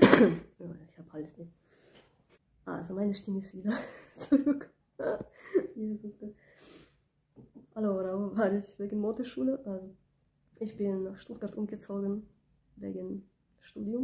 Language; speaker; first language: German; early bilingual, other home language; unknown